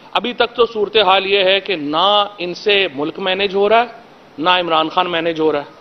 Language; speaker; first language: Urdu; native; Urdu